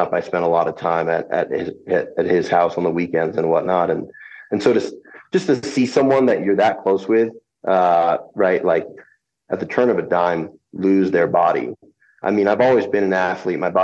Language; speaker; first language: English; native; English